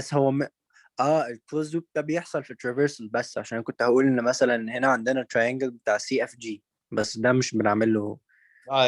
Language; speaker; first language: Arabic; native; Arabic